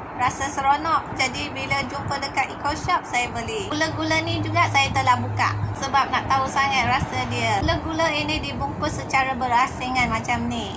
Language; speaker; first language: Malay; non-native, local second language; Chinese